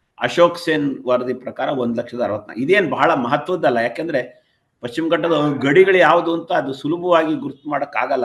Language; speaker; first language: Kannada; non-native, local second language; Tamil